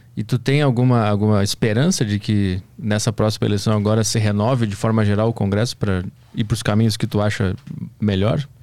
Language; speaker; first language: Portuguese; native; Portuguese